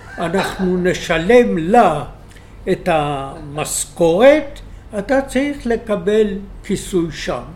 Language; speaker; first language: Hebrew; native; Hebrew